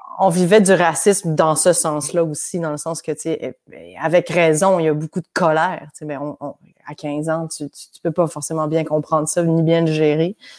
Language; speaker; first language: French; native; French